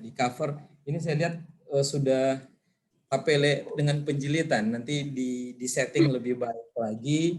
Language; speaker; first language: Indonesian; native; Indonesian